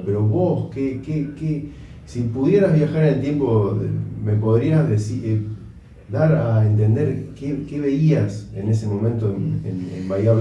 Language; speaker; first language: Spanish; native; Spanish